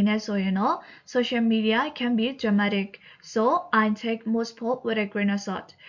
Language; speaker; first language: English; non-native, fluent; Burmese